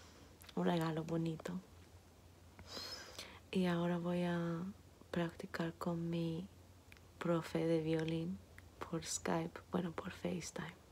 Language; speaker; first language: Spanish; non-native, fluent; Turkish